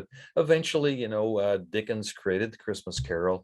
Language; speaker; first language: English; native; English